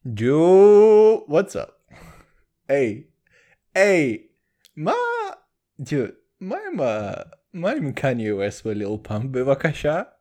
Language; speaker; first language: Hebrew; early bilingual, heritage; Hebrew